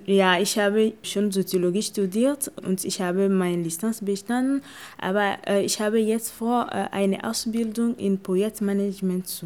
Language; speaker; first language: German; non-native, fluent; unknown